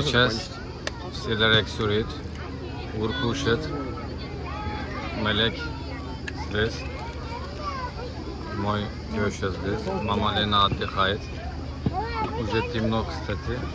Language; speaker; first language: Russian; non-native, learner; Turkish